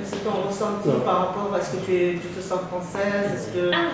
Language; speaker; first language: French; native; French